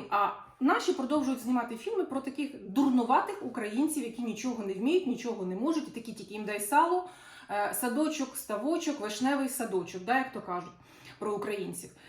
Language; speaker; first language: Ukrainian; non-native, local second language; Russian